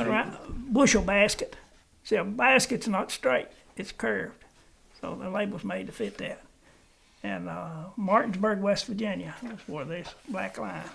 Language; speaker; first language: English; native; English